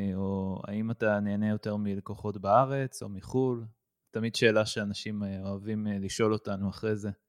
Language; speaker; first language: Hebrew; native; Hebrew